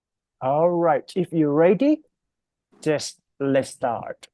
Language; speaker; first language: English; non-native, fluent; Thai